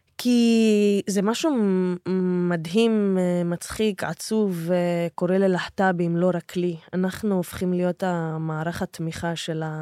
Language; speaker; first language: Hebrew; non-native, local second language; Arabic